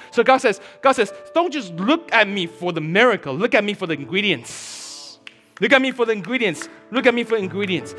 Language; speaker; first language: English; early bilingual, other home language; Chinese